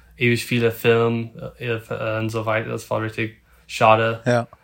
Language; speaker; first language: German; non-native, learner; English